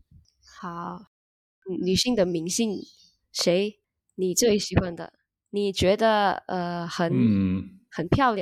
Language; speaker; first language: Chinese; non-native, learner; Indonesian